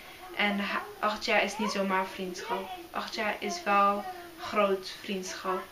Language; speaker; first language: Dutch; early bilingual, other home language; Arabic